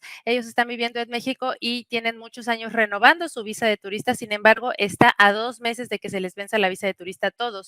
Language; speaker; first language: Spanish; native; Spanish